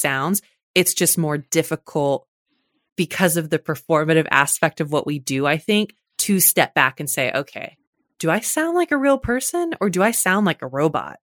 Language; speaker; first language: English; native; English